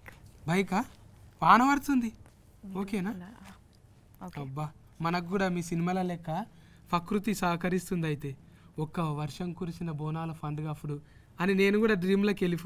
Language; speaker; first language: Telugu; native; Telugu